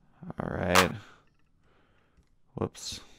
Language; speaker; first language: English; native; English